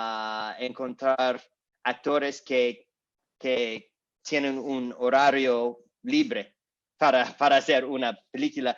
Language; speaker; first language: Spanish; non-native, learner; English